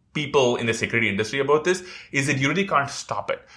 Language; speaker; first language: English; non-native, local second language; Tamil